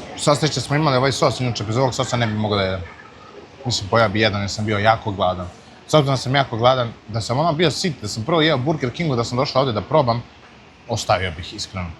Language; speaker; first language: Bosnian; early bilingual, heritage; Bosnian